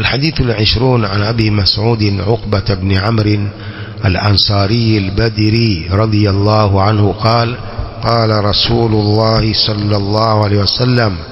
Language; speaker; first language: Arabic; non-native, fluent; Swahili